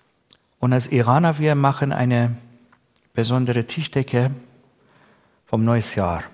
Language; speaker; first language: German; non-native, learner; Persian